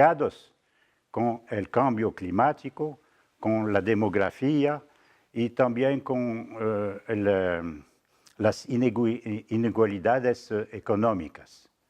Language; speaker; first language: Spanish; non-native, fluent; French